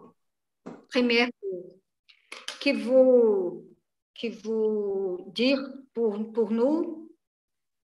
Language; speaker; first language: French; non-native, learner; Portuguese